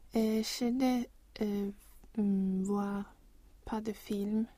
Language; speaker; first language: French; non-native, learner; Swedish